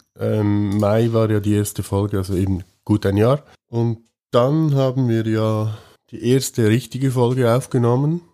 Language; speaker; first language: German; native; German